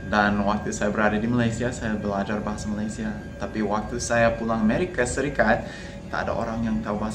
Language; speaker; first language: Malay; non-native, fluent; English